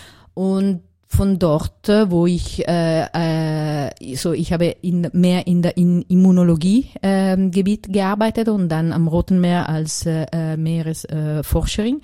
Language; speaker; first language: German; non-native, learner; Italian